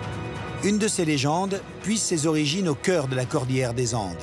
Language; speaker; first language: French; native; French